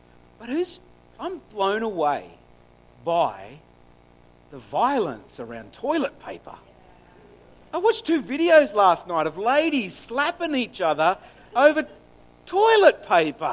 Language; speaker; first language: English; native; English